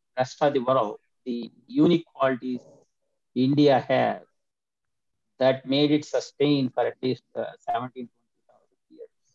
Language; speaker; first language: English; non-native, local second language; Telugu